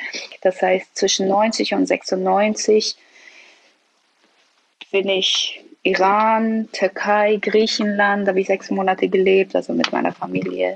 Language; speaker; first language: German; early bilingual, other home language; Persian